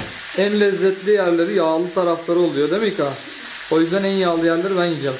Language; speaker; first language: Turkish; native; Turkish